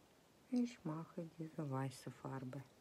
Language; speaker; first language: German; non-native, fluent; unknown